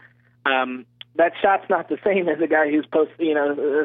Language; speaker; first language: English; native; English